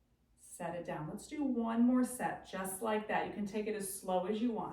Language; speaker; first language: English; native; English